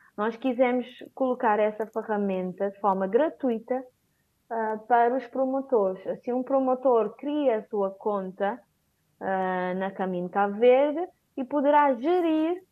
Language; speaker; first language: Portuguese; non-native, local second language; Kabuverdianu